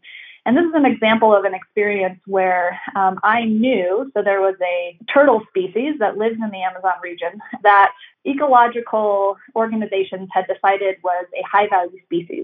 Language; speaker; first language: English; native; English